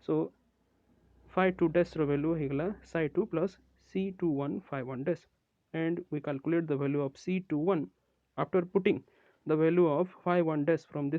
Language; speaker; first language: English; non-native, local second language; Odia